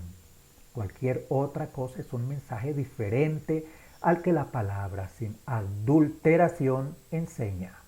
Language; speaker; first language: Spanish; native; Spanish